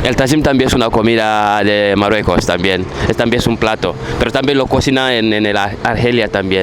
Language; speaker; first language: Spanish; non-native, fluent; Fula